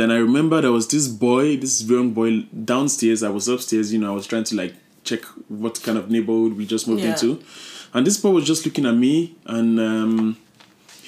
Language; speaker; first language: English; non-native, local second language; Yoruba